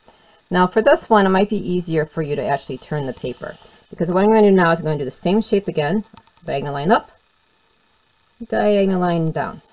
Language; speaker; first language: English; native; English